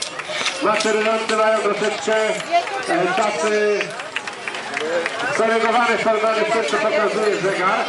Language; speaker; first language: Polish; native; Polish